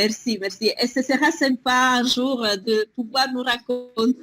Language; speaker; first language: French; non-native, fluent; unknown